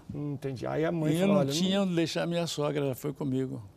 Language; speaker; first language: Portuguese; native; Portuguese